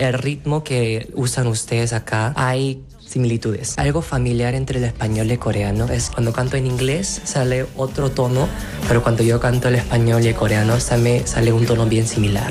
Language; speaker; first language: Spanish; non-native, fluent; Korean